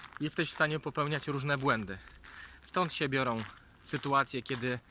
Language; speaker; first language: Polish; native; Polish